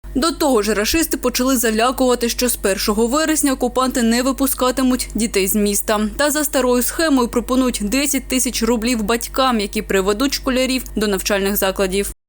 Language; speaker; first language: Ukrainian; native; Ukrainian